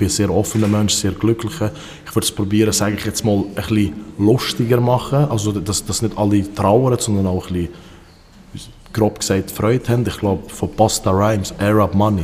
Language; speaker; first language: German; early bilingual, other home language; Albanian